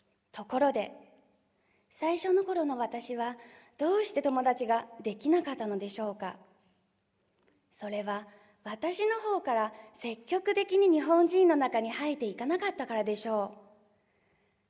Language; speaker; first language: Japanese; non-native, fluent; Chinese